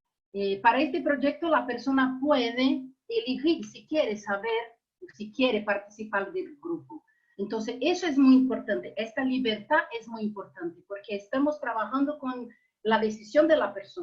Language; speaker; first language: Spanish; non-native, fluent; Portuguese